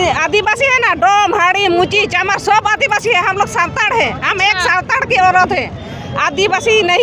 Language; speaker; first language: Hindi; non-native, local second language; Santali